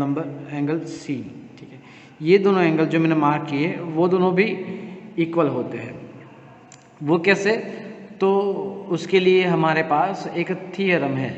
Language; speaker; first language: Hindi; native; Hindi